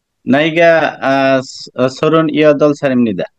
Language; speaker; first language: Korean; non-native, learner; Bangla